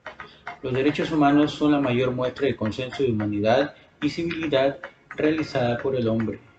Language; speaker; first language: Spanish; native; Spanish